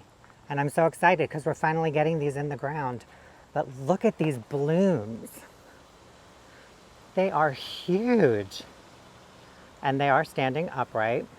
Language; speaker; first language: English; native; English